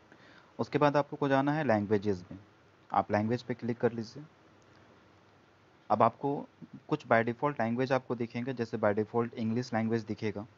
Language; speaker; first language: Hindi; native; Hindi